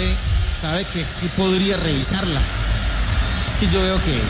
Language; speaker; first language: Spanish; native; Spanish